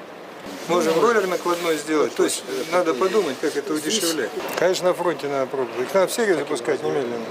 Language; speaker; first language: Russian; native; Russian